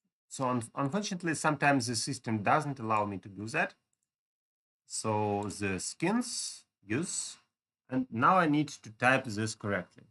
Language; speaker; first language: English; non-native, fluent; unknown